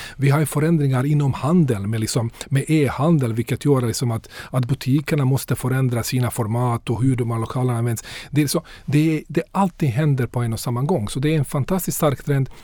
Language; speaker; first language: Swedish; non-native, fluent; Bosnian